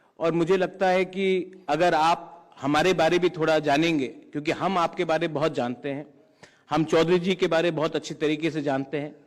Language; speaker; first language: Hindi; non-native, local second language; Kok Borok